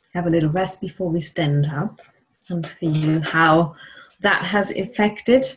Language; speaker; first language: English; non-native, fluent; German